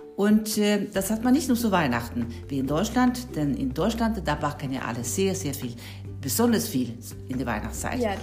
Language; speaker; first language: German; non-native, fluent; Swedish